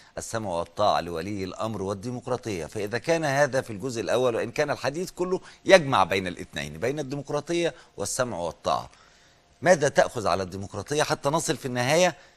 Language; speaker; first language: Arabic; native; Arabic